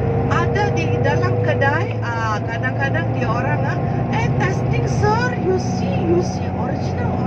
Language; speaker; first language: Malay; non-native, learner; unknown